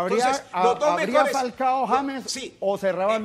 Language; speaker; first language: Spanish; native; Spanish